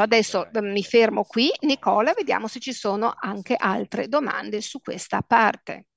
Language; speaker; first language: Italian; native; Italian